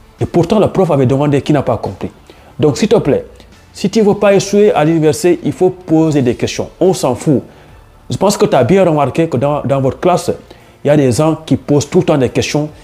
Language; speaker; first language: French; non-native, local second language; Wolof